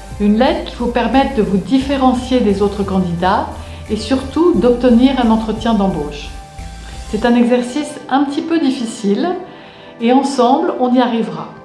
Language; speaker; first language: French; native; French